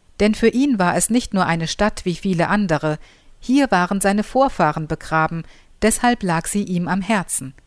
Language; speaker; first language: German; native; German